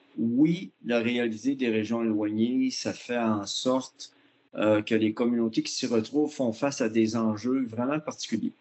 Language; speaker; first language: French; native; French